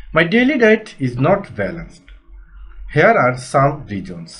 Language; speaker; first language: English; non-native, local second language; Bangla